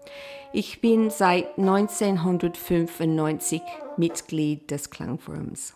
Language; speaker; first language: German; non-native, fluent; English